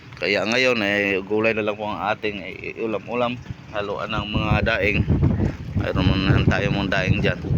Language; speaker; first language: Filipino; non-native, local second language; Cebuano